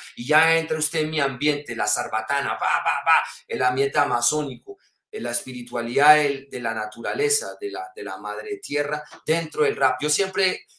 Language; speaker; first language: Spanish; early bilingual, heritage; French